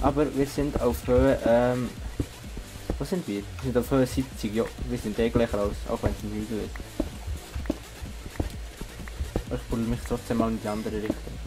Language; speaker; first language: German; native; German